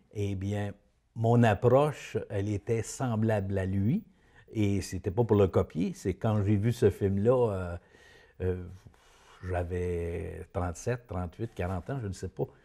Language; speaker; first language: French; native; French